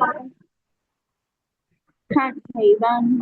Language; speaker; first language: Chinese; non-native, learner; Bangla